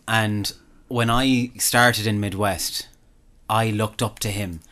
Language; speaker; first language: English; native; English